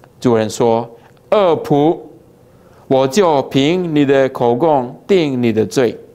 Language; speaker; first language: Chinese; early bilingual, heritage; Chinese